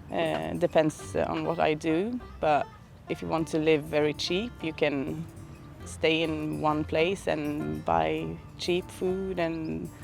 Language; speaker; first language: English; non-native, fluent; Swedish